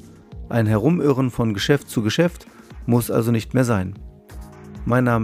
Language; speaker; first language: German; native; German